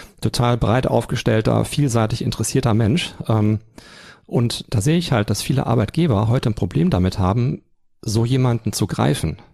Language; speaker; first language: German; native; German